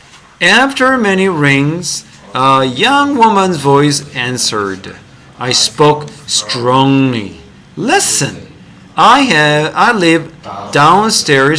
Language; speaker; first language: English; non-native, fluent; Korean